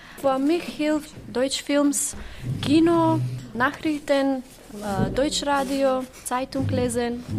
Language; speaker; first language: German; non-native, learner; Macedonian